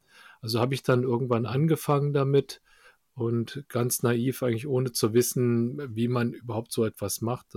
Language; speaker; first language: German; early bilingual, other home language; Korean